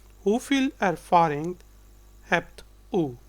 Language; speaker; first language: Dutch; non-native, fluent; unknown